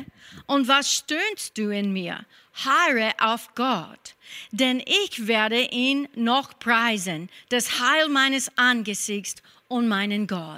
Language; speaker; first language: German; non-native, fluent; English